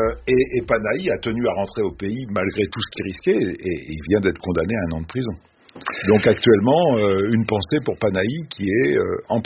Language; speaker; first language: French; native; French